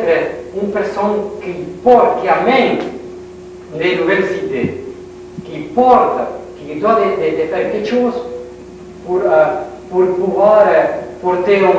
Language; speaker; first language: French; non-native, learner; Spanish